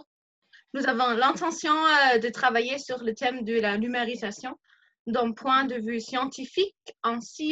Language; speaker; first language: French; non-native, fluent; German